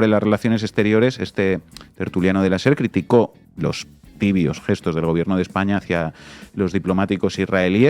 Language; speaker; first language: Spanish; native; Spanish